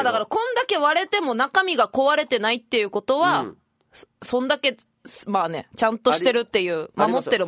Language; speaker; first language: Japanese; native; Japanese